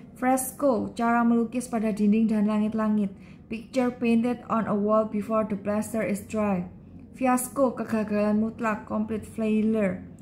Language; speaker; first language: English; non-native, learner; Indonesian